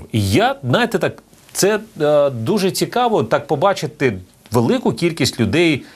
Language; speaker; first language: Ukrainian; non-native, local second language; Russian